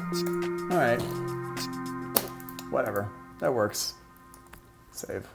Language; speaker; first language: English; native; English